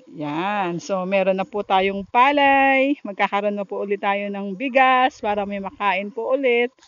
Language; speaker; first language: Filipino; non-native, local second language; Iloko